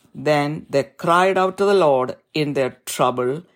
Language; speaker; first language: English; non-native, local second language; Malayalam